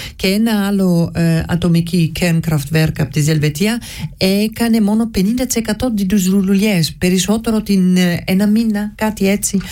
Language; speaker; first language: Greek; early bilingual, heritage; Greek